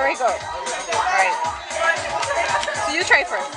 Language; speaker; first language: English; native; English